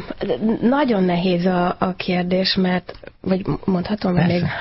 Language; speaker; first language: Hungarian; native; Hungarian